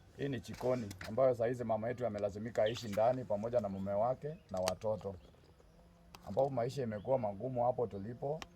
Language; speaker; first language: Swahili; non-native, local second language; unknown